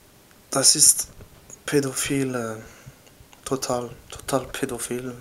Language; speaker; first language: German; non-native, learner; French